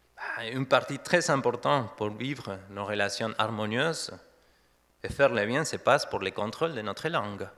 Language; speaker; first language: French; non-native, fluent; Spanish